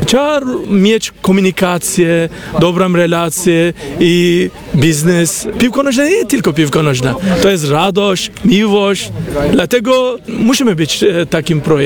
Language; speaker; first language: Polish; non-native, learner; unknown